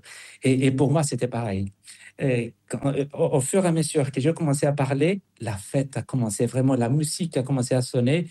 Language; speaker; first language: French; non-native, fluent; Spanish